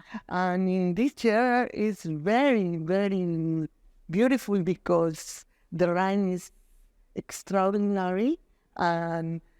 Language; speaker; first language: English; non-native, learner; Spanish